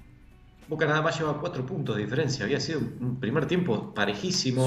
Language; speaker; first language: Spanish; native; Spanish